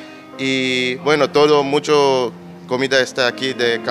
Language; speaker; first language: Spanish; non-native, learner; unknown